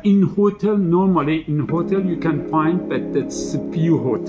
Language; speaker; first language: English; non-native, learner; Persian